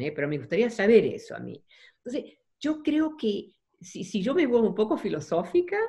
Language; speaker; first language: Spanish; non-native, fluent; Dutch